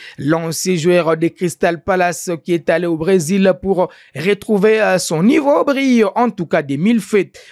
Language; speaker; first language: French; non-native, local second language; Swahili